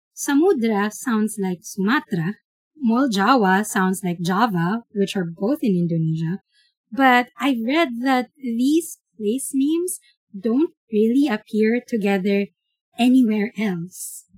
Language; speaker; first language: English; non-native, local second language; Filipino